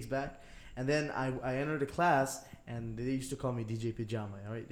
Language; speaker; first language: English; non-native, fluent; Papiamento